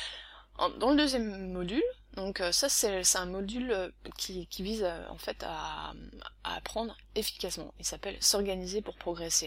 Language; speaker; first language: French; native; French